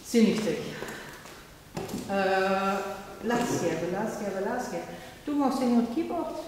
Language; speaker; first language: Dutch; native; Dutch